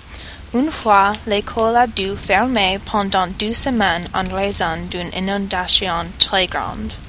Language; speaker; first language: French; non-native, learner; English